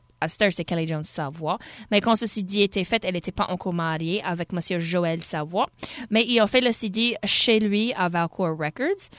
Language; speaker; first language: French; native; French